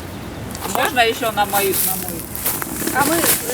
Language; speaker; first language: Russian; native; Russian